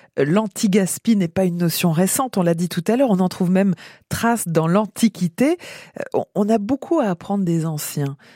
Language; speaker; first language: French; native; French